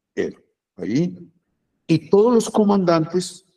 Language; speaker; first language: Spanish; native; Spanish